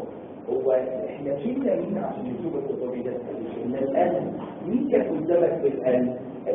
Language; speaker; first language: Arabic; native; Arabic